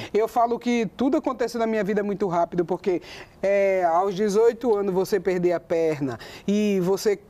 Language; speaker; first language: Portuguese; native; Portuguese